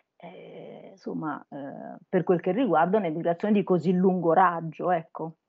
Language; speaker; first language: Italian; native; Italian